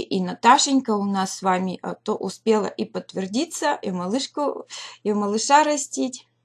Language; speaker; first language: Russian; native; Russian